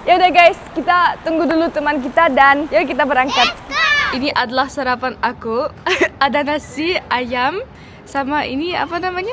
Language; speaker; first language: Indonesian; non-native, fluent; German